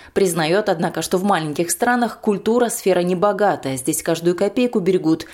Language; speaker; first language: Russian; native; Russian